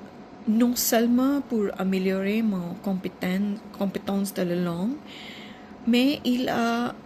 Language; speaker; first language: French; non-native, fluent; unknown